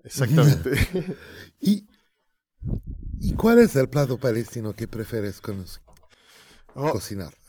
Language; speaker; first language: Spanish; non-native, fluent; Arabic